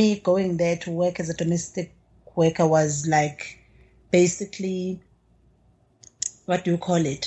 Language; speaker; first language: English; non-native, local second language; Zulu